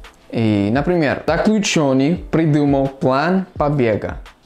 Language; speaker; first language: Russian; non-native, fluent; English